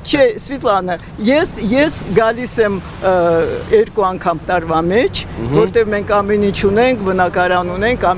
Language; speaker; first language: Armenian; native; Armenian